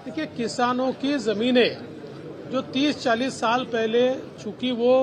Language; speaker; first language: Hindi; non-native, local second language; Marathi